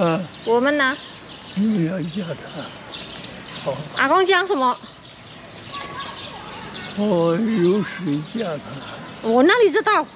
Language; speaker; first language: Chinese; non-native, learner; Javanese